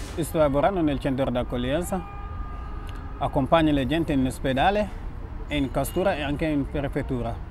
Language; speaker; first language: Italian; non-native, learner; Wolof